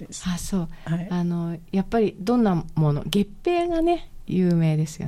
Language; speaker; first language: Japanese; native; Japanese